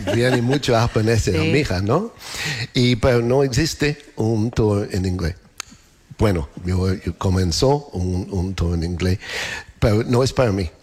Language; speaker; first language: Spanish; non-native, learner; English